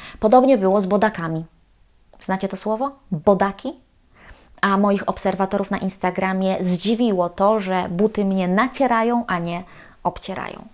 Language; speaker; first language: Polish; native; Polish